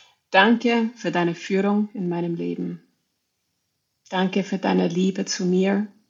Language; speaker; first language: German; non-native, fluent; English